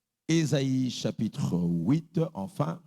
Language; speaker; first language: French; non-native, local second language; Lingala